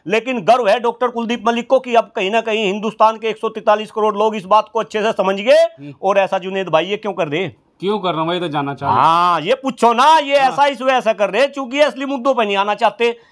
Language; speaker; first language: Hindi; native; Hindi